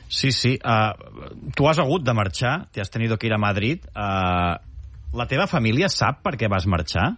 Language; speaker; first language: Catalan; native; Catalan